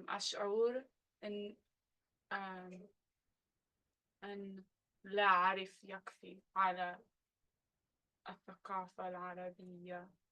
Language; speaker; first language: Arabic; non-native, learner; English